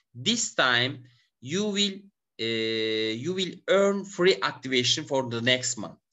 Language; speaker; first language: English; non-native, learner; Turkish